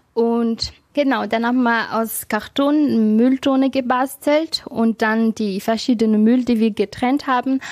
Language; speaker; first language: German; non-native, learner; Malagasy